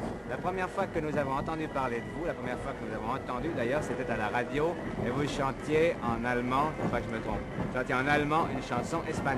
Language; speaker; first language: French; native; French